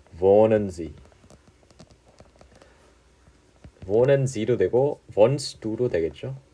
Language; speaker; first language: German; non-native, fluent; Korean